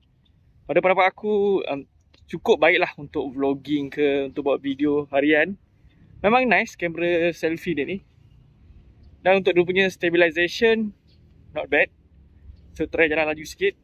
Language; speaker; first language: Malay; native; Malay